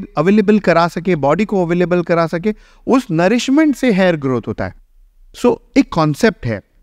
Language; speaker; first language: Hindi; native; Hindi